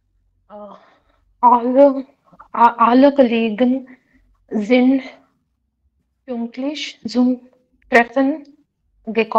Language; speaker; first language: German; non-native, learner; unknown